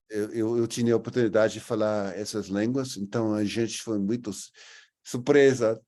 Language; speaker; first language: Portuguese; non-native, fluent; English